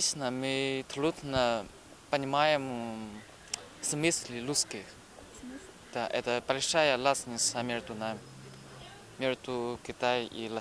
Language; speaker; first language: Russian; non-native, learner; Chinese